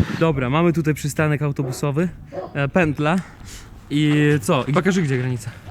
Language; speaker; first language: Polish; non-native, fluent; Russian